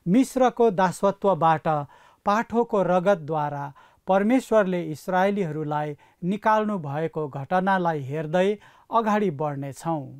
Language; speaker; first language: Nepali; native; Nepali